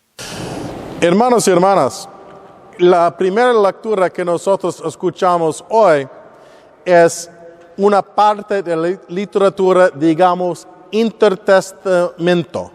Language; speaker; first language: Spanish; non-native, learner; English